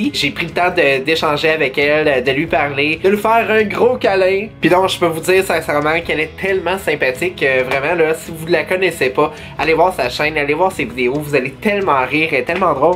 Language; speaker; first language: French; native; French